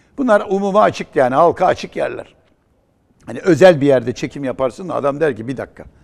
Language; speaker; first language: Turkish; native; Turkish